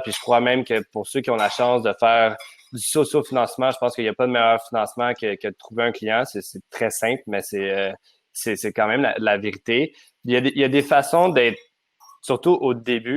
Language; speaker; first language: French; native; French